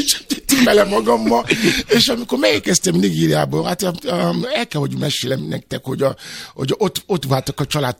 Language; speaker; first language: Hungarian; non-native, fluent; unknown